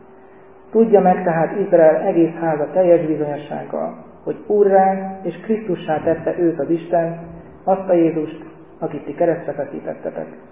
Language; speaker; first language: Hungarian; native; Hungarian